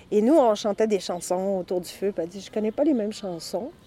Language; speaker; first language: French; native; French